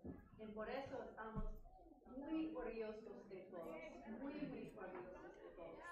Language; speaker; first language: Spanish; non-native, learner; English